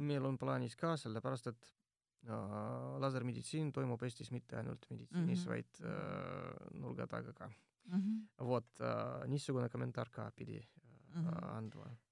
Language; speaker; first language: Estonian; non-native, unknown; Russian